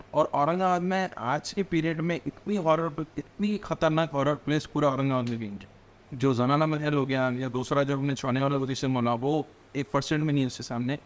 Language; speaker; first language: Hindi; native; Hindi